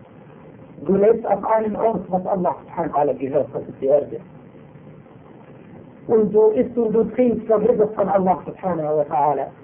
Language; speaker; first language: German; non-native, fluent; Arabic